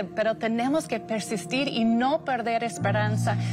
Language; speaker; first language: Spanish; non-native, fluent; English